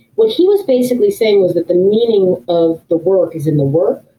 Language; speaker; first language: English; native; English